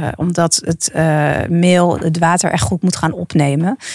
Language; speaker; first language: Dutch; native; Dutch